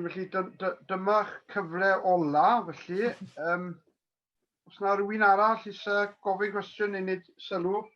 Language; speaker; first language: Welsh; native; Welsh